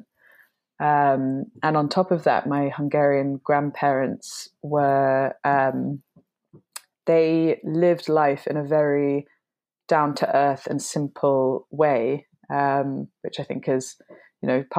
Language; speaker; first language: English; native; English